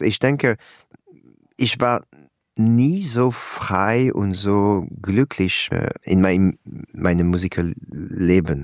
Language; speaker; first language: German; non-native, learner; French